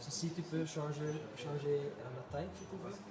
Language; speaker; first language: French; non-native, fluent; Dutch